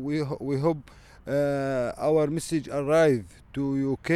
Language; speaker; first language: English; non-native, learner; Arabic